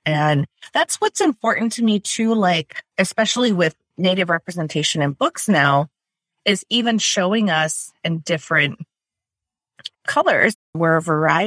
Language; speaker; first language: English; native; English